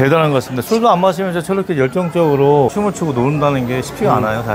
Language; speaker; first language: Korean; native; Korean